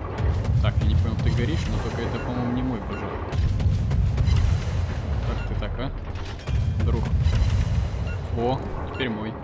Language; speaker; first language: Russian; native; Russian